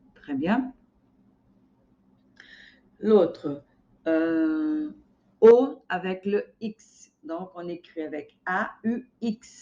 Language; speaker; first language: French; non-native, fluent; Portuguese